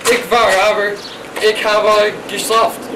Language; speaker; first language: German; non-native, learner; English